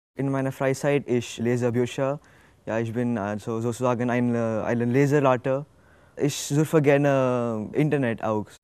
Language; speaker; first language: German; non-native, learner; Hindi